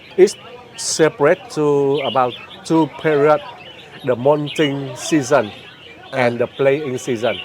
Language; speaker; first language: English; non-native, learner; Vietnamese